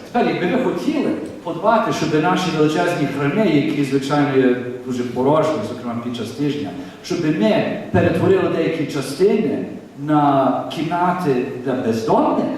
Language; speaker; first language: Ukrainian; early bilingual, heritage; Ukrainian